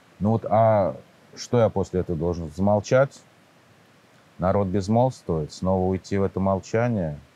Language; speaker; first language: Russian; native; Russian